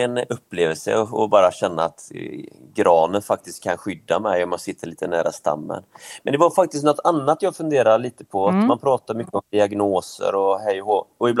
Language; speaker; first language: Swedish; native; Swedish